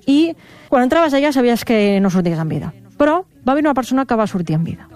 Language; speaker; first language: Catalan; native; Catalan